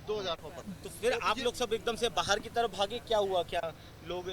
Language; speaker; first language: Hindi; native; Hindi